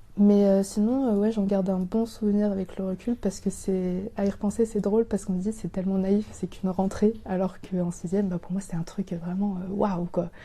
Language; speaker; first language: French; native; French